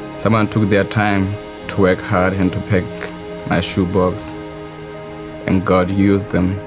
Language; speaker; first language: English; non-native, local second language; Southern Sotho